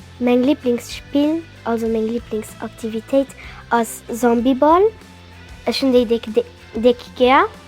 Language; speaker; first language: German; non-native, local second language; Luxembourgish